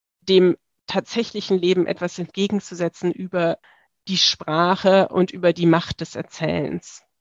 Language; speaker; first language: German; native; German